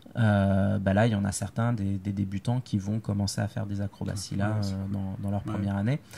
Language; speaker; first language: French; native; French